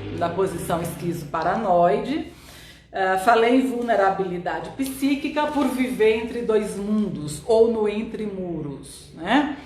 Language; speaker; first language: Portuguese; native; Portuguese